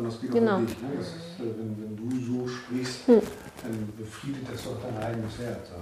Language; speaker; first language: German; native; German